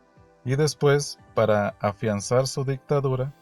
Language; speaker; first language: Spanish; native; Spanish